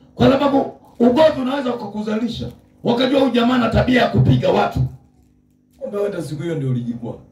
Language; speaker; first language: Swahili; native; Swahili